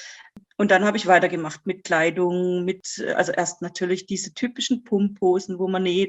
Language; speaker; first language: German; native; German